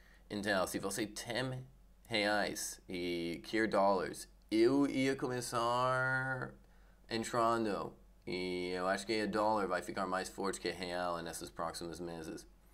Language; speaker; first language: Portuguese; non-native, learner; English